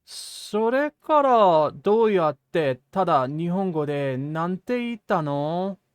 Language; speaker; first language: Japanese; non-native, fluent; English